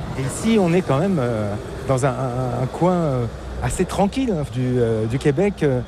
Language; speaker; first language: French; native; French